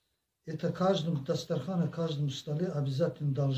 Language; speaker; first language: Russian; non-native, local second language; Azerbaijani